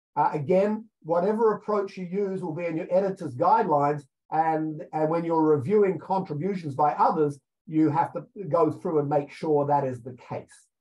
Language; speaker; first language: English; native; English